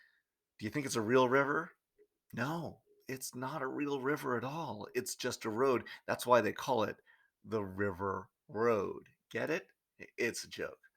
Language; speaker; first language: English; native; English